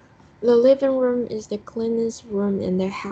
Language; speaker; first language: English; non-native, learner; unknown